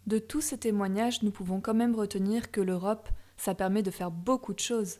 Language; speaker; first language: French; native; French